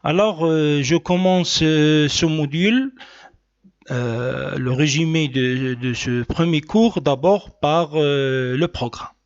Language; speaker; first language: French; non-native, local second language; Arabic